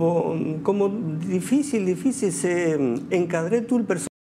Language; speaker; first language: French; non-native, fluent; Spanish